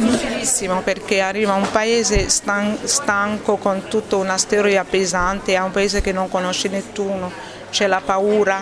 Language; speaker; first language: Italian; non-native, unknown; French